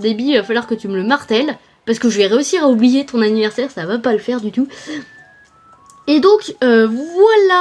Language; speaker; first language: French; native; French